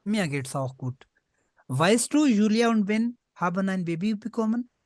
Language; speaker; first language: German; non-native, fluent; Urdu